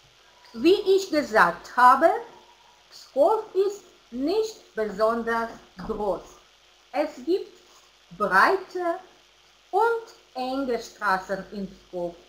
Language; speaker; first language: German; non-native, learner; Russian